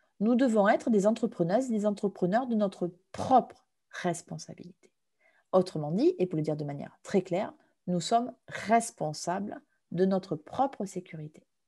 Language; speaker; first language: French; native; French